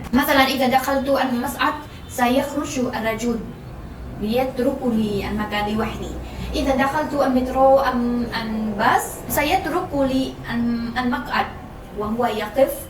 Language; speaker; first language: Arabic; non-native, fluent; Vietnamese